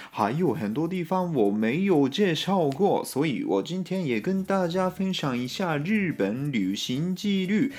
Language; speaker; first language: Chinese; non-native, fluent; Japanese